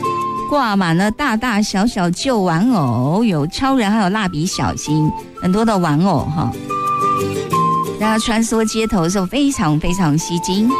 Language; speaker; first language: Chinese; native; Chinese